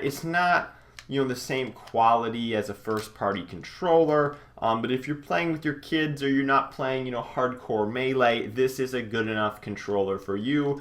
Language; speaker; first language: English; native; English